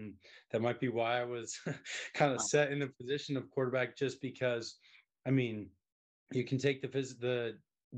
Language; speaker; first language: English; native; English